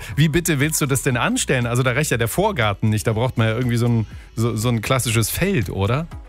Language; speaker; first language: German; native; German